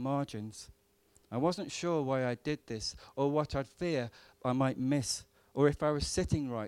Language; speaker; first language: English; native; English